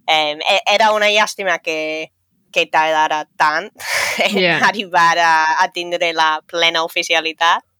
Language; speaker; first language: Catalan; non-native, fluent; English